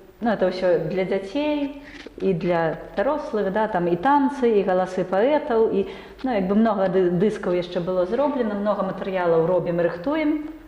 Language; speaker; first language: Belarusian; non-native, local second language; Russian